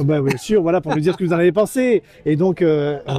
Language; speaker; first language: French; native; French